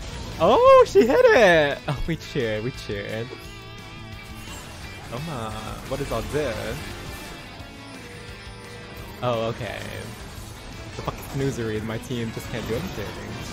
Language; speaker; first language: English; native; English